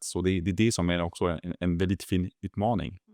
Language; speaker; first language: Swedish; non-native, fluent; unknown